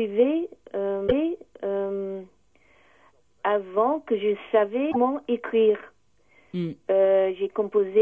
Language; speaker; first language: French; non-native, learner; English